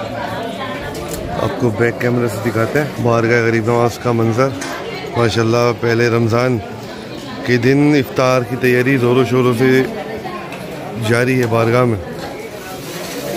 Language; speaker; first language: Urdu; native; Urdu